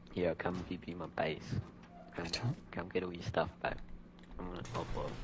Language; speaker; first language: English; native; English